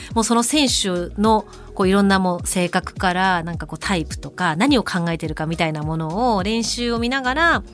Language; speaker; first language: Japanese; native; Japanese